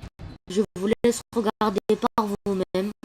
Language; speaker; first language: French; native; French